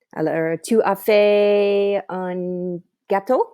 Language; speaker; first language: French; non-native, fluent; English